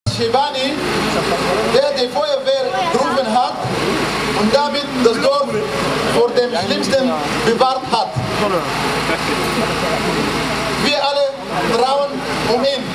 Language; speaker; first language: German; non-native, fluent; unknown